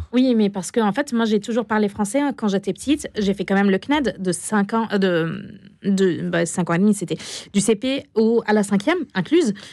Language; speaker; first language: French; non-native, fluent; Arabic